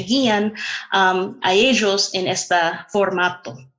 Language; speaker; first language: Spanish; non-native, fluent; English